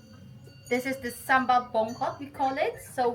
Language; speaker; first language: English; non-native, fluent; Indonesian